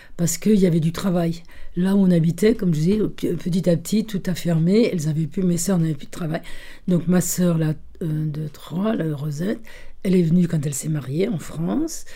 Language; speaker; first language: French; early bilingual, other home language; Italian